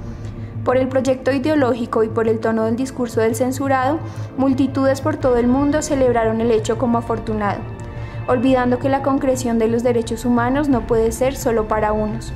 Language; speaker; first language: Spanish; native; Spanish